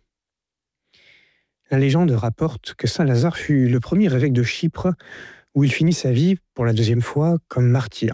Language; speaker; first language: French; native; French